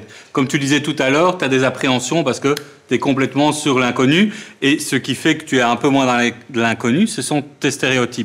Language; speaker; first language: French; native; French